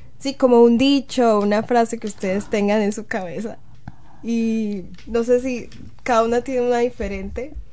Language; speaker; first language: Spanish; native; Spanish